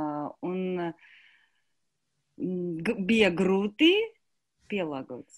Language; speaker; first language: Latvian; non-native, learner; Kazakh